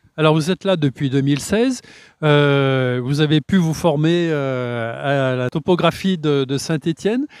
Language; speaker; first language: French; native; French